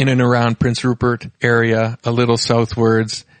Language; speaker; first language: English; native; English